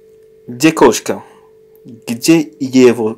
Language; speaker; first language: Russian; non-native, learner; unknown